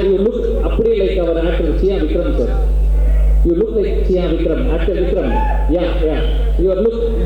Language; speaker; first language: Tamil; native; Tamil